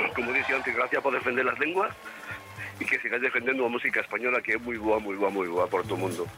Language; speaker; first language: Spanish; non-native, local second language; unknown